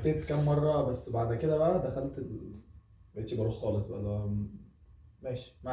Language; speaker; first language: Arabic; native; Arabic